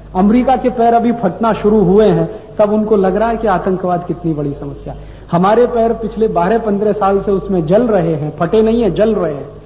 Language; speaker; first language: Hindi; native; Hindi